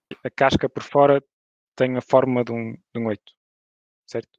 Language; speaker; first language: Portuguese; native; Portuguese